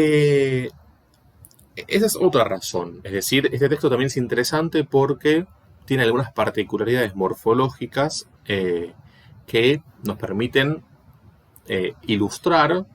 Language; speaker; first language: Spanish; native; Spanish